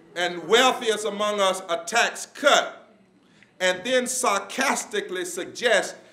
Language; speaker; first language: English; native; English